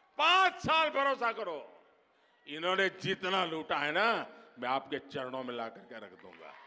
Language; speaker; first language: Hindi; non-native, local second language; Gujarati